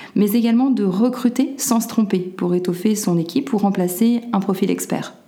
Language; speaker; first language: French; native; French